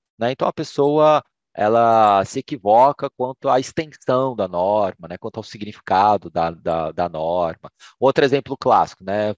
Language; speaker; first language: Portuguese; native; Portuguese